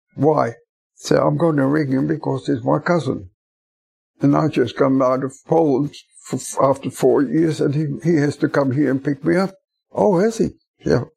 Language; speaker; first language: English; non-native, fluent; Dutch